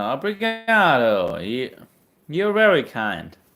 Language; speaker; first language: Portuguese; non-native, learner; German